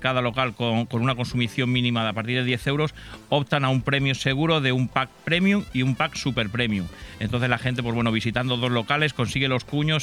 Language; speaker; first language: Spanish; native; Spanish